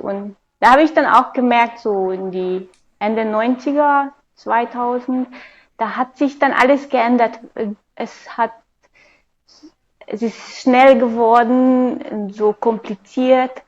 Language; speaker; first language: German; non-native, fluent; Hungarian